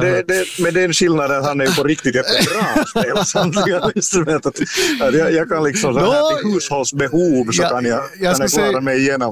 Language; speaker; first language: Swedish; native; Swedish